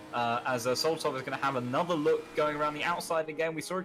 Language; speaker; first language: English; native; English